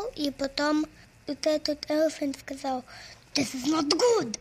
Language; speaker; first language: Russian; early bilingual, heritage; Russian